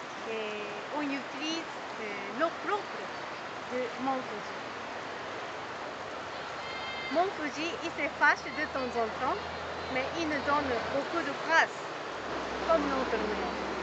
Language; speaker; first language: French; non-native, learner; Japanese